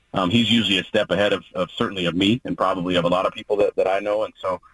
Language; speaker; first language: English; native; English